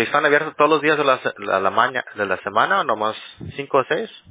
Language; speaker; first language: Spanish; early bilingual, heritage; Spanish